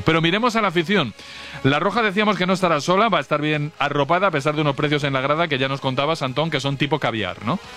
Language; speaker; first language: Spanish; native; Spanish